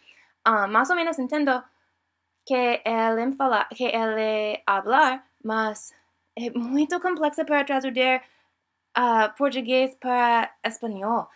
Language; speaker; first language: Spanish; non-native, learner; English